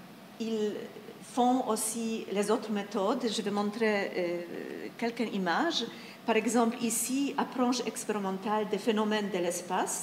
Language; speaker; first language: French; non-native, fluent; Polish